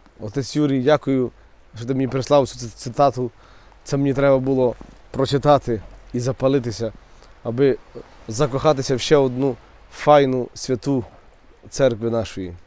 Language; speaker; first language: Ukrainian; native; Ukrainian